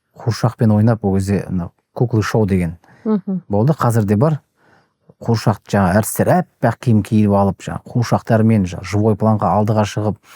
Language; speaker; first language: Kazakh; native; Kazakh